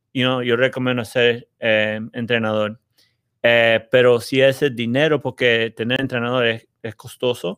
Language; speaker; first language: Spanish; early bilingual, heritage; Spanish